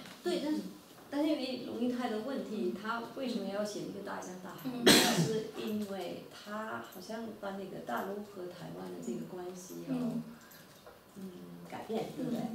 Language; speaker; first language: Chinese; non-native, fluent; German